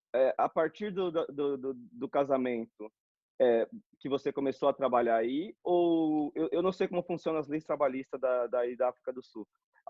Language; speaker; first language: Portuguese; native; Portuguese